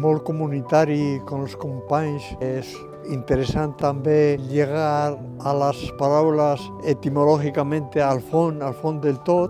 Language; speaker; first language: Catalan; non-native, learner; Spanish